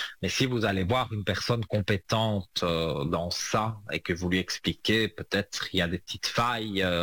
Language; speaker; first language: French; native; French